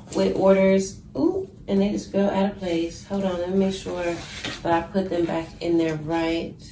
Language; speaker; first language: English; native; English